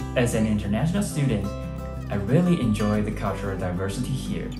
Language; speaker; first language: English; non-native, fluent; Chinese